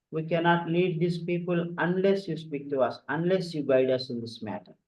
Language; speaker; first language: English; non-native, local second language; Telugu